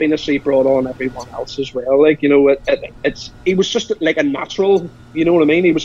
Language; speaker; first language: English; native; English